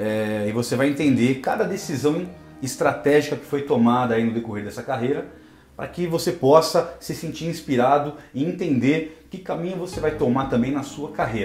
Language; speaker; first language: Portuguese; native; Portuguese